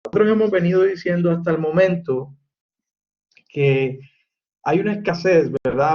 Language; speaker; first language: Spanish; native; Spanish